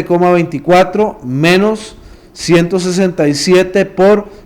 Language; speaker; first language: Spanish; native; Spanish